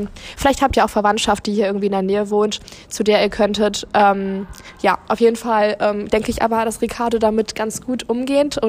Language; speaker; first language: German; native; German